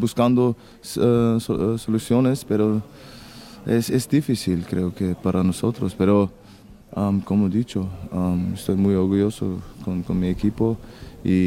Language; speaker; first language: Spanish; non-native, learner; German